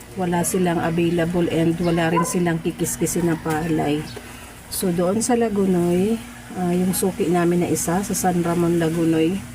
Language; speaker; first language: Filipino; non-native, local second language; Bikol